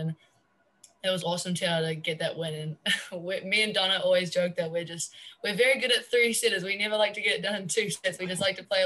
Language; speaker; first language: English; native; English